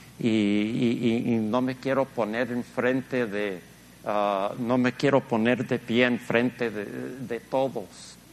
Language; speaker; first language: Spanish; early bilingual, heritage; Spanish